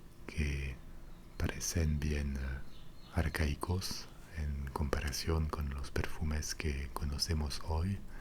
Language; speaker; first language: Spanish; non-native, fluent; French